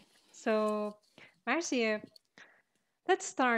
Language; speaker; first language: English; non-native, fluent; Persian